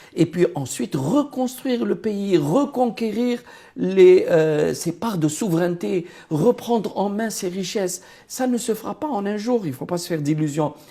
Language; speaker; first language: French; non-native, local second language; Arabic